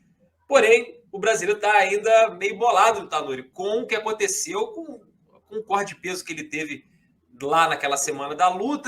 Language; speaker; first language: Portuguese; native; Portuguese